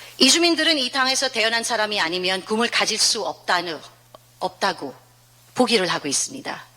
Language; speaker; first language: Korean; non-native, fluent; Filipino